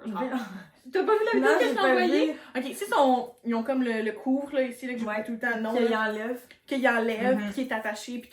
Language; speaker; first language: French; native; French